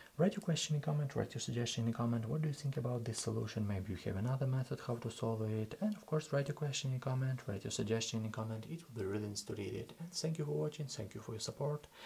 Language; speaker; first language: English; non-native, fluent; Russian